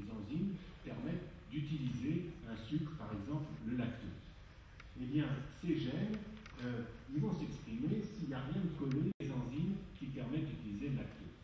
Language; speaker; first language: French; native; French